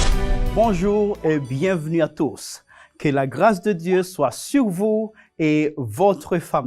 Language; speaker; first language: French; non-native, fluent; Spanish